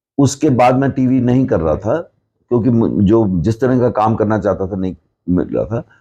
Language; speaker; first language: Hindi; non-native, local second language; Punjabi